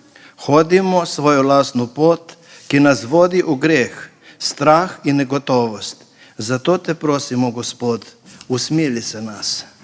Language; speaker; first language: Slovenian; native; Slovenian